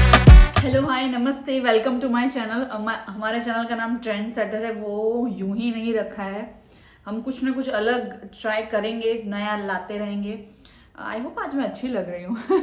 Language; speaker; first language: Hindi; native; Hindi